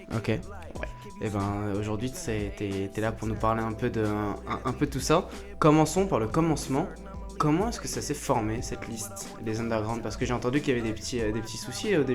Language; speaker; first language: French; native; French